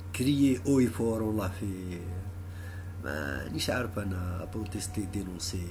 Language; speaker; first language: French; non-native, local second language; Arabic